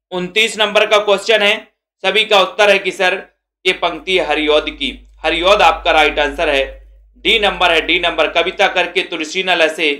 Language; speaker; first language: Hindi; native; Hindi